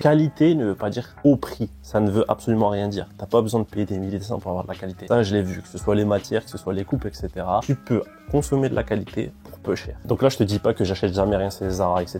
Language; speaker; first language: French; native; French